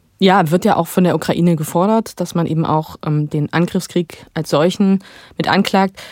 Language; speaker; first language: German; native; German